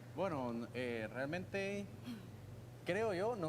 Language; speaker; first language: Spanish; native; Spanish